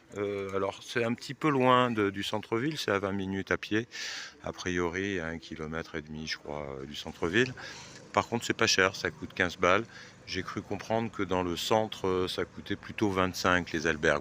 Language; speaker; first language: French; native; French